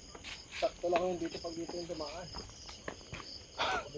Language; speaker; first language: Filipino; native; Filipino